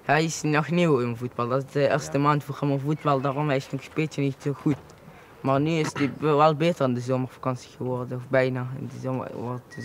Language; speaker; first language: Dutch; early bilingual, other home language; Arabic